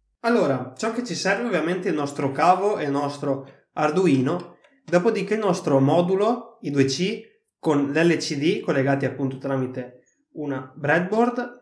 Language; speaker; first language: Italian; native; Italian